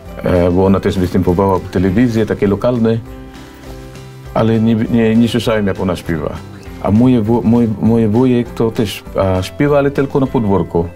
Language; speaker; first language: Polish; non-native, fluent; Cebuano